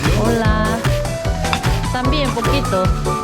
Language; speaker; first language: Spanish; non-native, learner; Korean